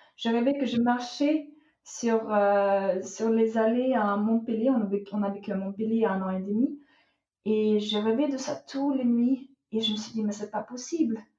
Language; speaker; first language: French; non-native, fluent; Russian